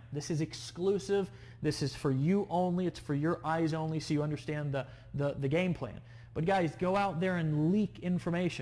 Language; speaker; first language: English; native; English